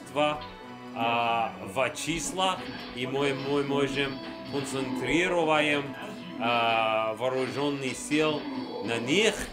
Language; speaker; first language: Russian; non-native, learner; English